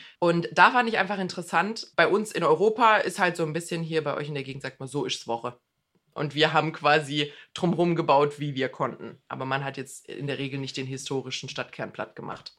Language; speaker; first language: German; native; German